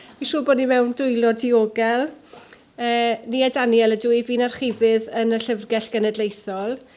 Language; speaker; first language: Welsh; native; Welsh